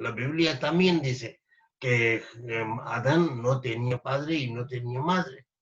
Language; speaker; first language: Spanish; non-native, fluent; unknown